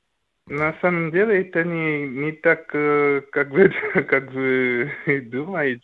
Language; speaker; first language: Russian; non-native, learner; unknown